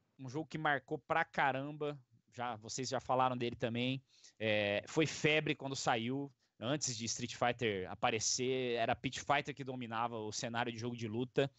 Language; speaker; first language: Portuguese; native; Portuguese